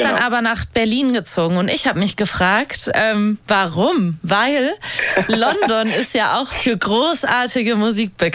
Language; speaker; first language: German; native; German